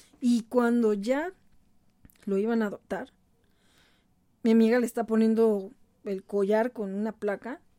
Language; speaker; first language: Spanish; native; Spanish